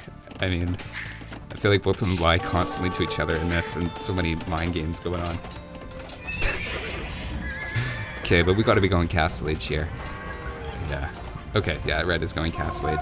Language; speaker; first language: English; native; English